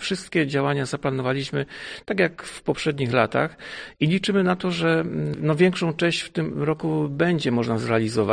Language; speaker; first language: Polish; native; Polish